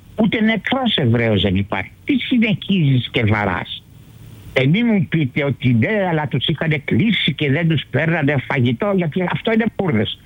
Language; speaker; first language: Greek; early bilingual, heritage; Greek